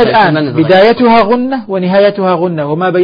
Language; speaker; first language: Arabic; native; Arabic